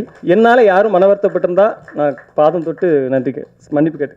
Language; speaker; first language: Tamil; native; Tamil